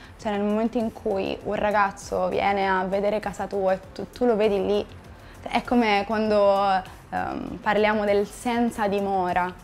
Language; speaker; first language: Italian; native; Italian